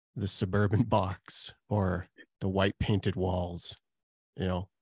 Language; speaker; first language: English; native; English